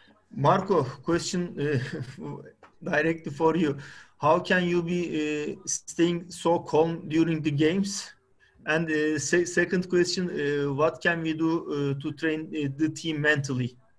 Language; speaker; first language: English; non-native, fluent; Turkish